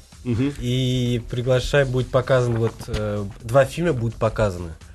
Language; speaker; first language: Russian; non-native, fluent; Portuguese